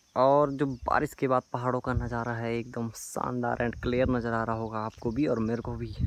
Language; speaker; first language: Hindi; native; Hindi